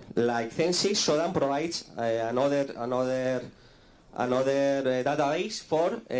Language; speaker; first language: English; non-native, fluent; Spanish